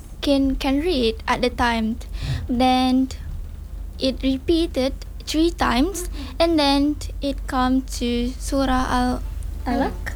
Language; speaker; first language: English; non-native, learner; Indonesian